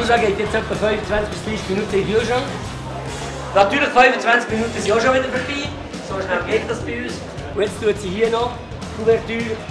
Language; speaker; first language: German; non-native, local second language; French